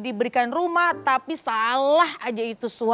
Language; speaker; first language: Indonesian; native; Indonesian